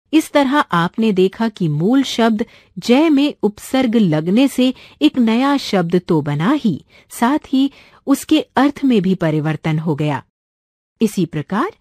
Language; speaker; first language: Hindi; non-native, local second language; Marathi